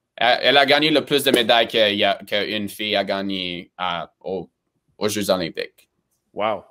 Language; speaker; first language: French; early bilingual, other home language; Romanian